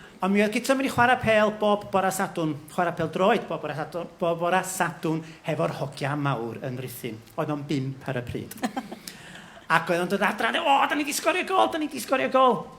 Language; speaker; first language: Welsh; native; Welsh